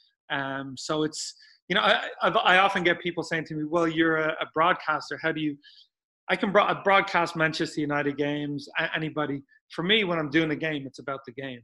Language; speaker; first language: English; native; English